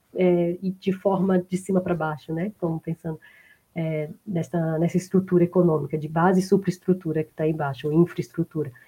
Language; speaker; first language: Portuguese; native; Portuguese